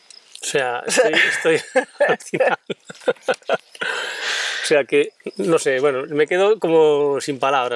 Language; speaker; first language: Spanish; native; Spanish